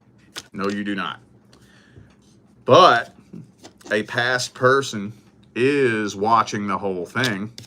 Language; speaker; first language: English; native; English